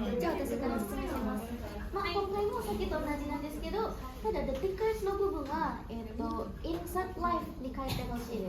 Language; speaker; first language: Japanese; non-native, fluent; Indonesian